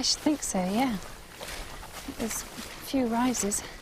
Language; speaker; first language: English; native; English